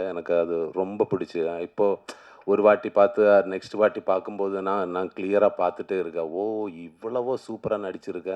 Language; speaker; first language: Tamil; non-native, learner; Malayalam